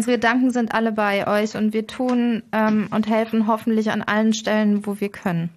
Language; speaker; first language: German; native; German